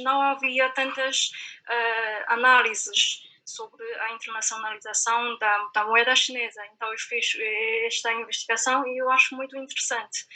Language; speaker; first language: Portuguese; non-native, fluent; Chinese